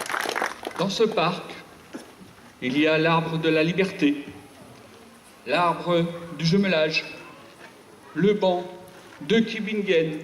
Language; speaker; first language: French; native; French